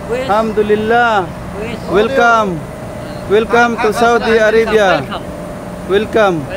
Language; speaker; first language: English; non-native, learner; Filipino